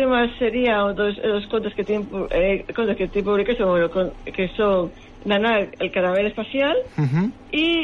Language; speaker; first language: Catalan; native; Catalan